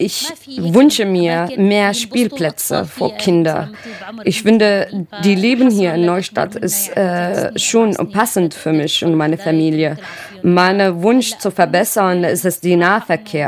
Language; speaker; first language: German; non-native, learner; Arabic